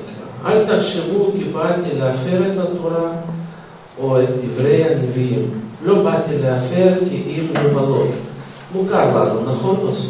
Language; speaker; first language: Hebrew; non-native, fluent; Russian